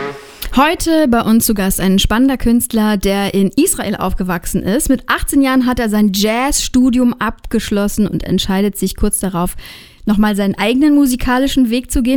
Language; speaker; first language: German; native; German